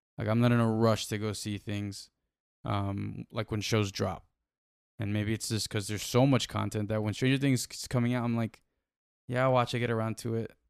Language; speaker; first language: English; native; English